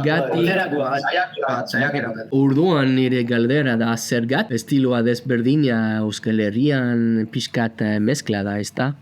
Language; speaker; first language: Basque; non-native, learner; English